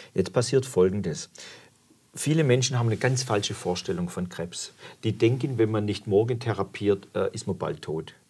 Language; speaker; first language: German; native; German